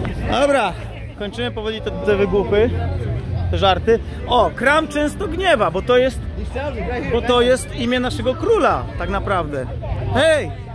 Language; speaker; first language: Polish; early bilingual, heritage; Polish